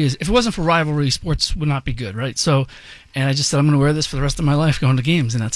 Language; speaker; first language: English; native; English